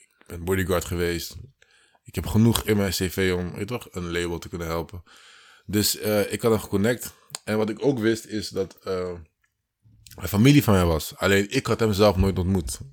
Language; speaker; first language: Dutch; early bilingual, other home language; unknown